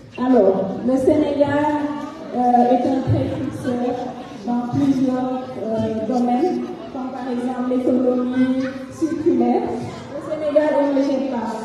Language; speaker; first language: French; non-native, local second language; Fula